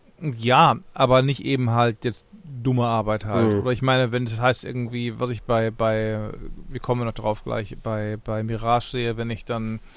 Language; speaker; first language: German; native; German